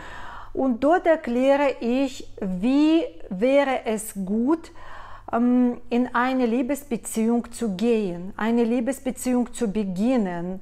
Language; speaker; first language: German; non-native, fluent; Russian